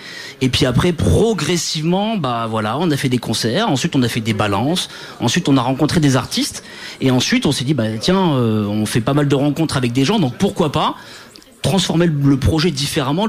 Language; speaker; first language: French; native; French